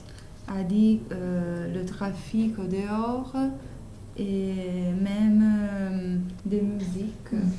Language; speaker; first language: French; non-native, learner; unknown